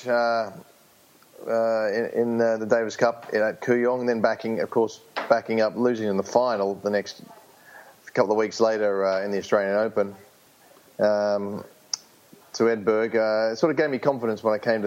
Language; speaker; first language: English; native; English